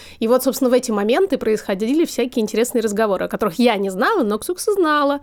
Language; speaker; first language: Russian; native; Russian